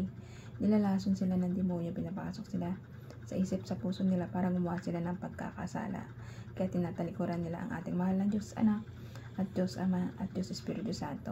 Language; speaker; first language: Filipino; native; Filipino